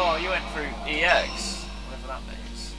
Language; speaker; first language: English; native; English